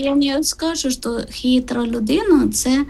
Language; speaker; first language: Ukrainian; non-native, learner; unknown